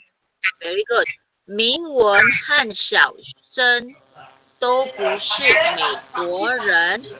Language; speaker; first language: Chinese; non-native, fluent; Filipino